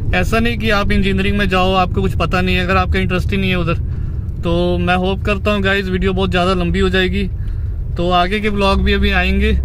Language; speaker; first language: Hindi; non-native, local second language; Punjabi